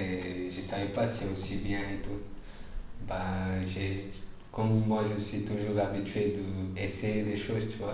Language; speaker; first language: French; non-native, fluent; Romanian